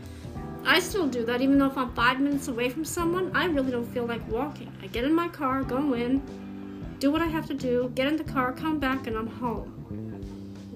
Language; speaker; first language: English; native; English